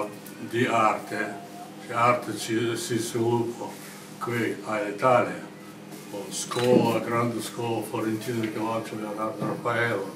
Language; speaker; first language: Italian; non-native, learner; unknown